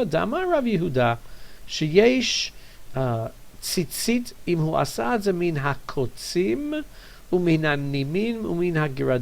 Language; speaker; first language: Hebrew; non-native, fluent; English